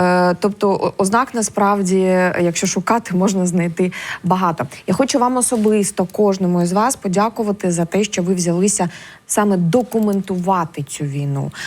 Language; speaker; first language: Ukrainian; native; Ukrainian